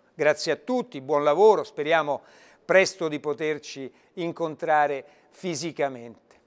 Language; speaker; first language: Italian; native; Italian